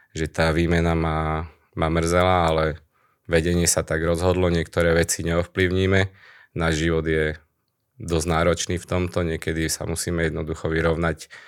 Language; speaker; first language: Slovak; native; Slovak